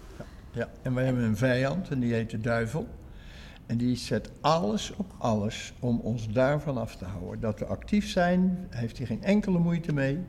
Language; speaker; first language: Dutch; native; Dutch